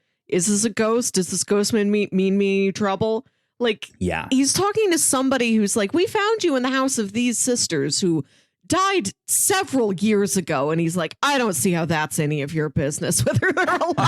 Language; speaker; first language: English; native; English